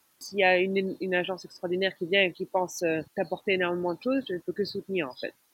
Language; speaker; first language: French; non-native, local second language; Arabic